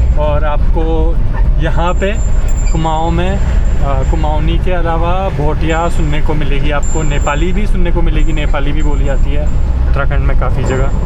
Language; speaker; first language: Hindi; non-native, local second language; Kannada